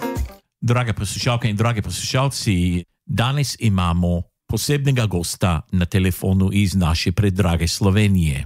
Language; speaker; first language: Slovenian; native; Slovenian